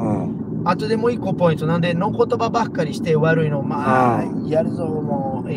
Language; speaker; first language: Japanese; non-native, learner; Portuguese